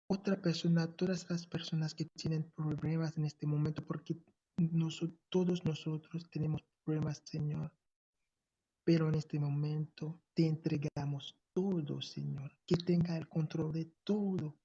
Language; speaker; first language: Spanish; non-native, fluent; English